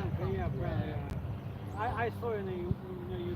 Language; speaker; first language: English; non-native, learner; Korean